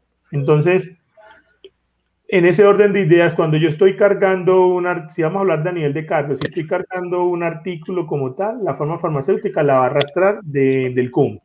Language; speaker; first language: Spanish; native; Spanish